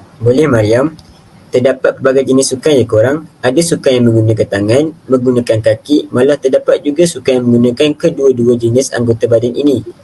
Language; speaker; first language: Malay; native; Malay